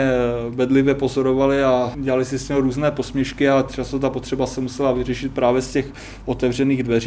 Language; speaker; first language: Czech; native; Czech